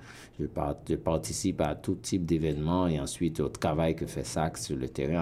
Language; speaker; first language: French; non-native, local second language; Haitian Creole